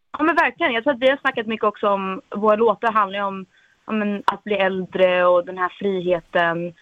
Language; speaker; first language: Swedish; early bilingual, heritage; Swedish